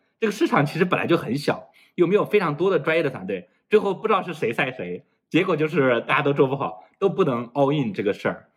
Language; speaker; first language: Chinese; native; Chinese